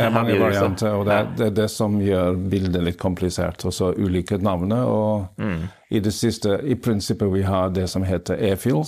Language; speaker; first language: Norwegian; non-native, fluent; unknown